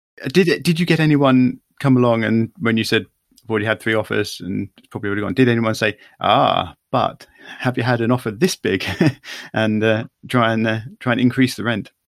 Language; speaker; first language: English; native; English